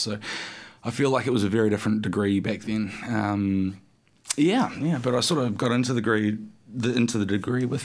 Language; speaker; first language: English; native; English